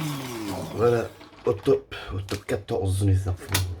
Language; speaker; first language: French; native; French